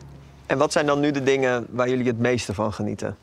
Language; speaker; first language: Dutch; native; Dutch